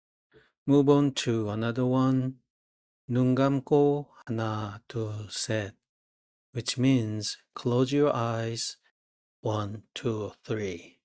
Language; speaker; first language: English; non-native, fluent; Korean